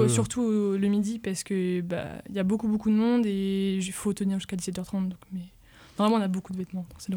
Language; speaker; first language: French; native; French